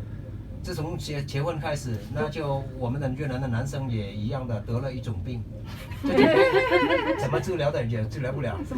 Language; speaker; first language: Chinese; non-native, fluent; Vietnamese